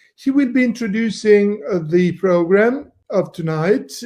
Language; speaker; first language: English; non-native, fluent; Italian